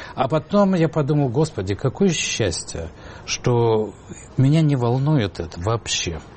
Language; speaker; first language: Russian; native; Russian